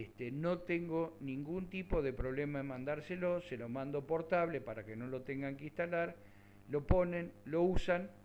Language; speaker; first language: Spanish; native; Spanish